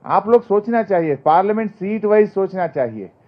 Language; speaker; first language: Hindi; non-native, local second language; Telugu